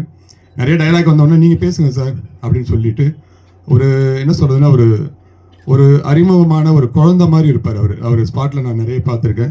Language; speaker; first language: Tamil; native; Tamil